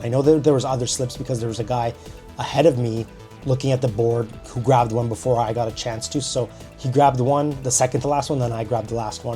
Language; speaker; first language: English; native; English